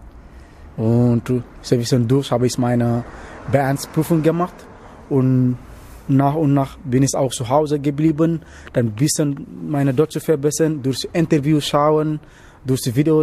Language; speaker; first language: German; non-native, learner; Wolof